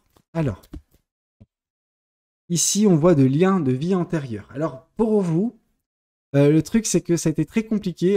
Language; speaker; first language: French; native; French